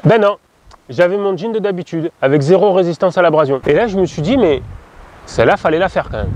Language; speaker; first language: French; native; French